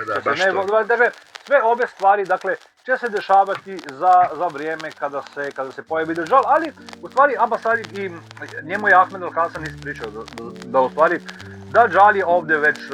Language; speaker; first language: Croatian; native; Croatian